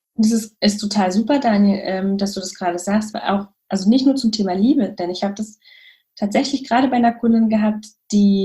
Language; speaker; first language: German; native; German